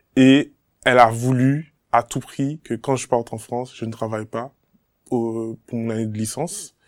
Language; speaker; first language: French; native; French